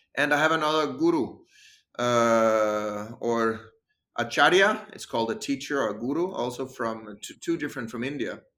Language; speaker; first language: English; non-native, fluent; Danish